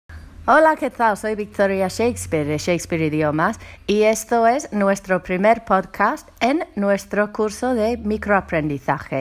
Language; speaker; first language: Spanish; non-native, fluent; English